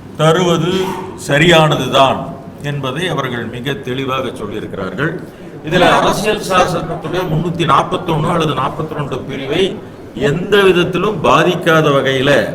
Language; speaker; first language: Tamil; native; Tamil